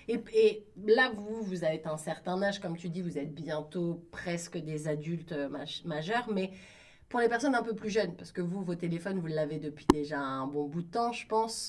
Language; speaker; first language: French; native; French